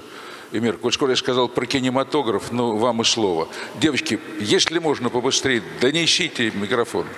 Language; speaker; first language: Russian; native; Russian